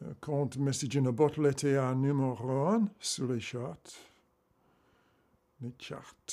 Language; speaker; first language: French; non-native, learner; English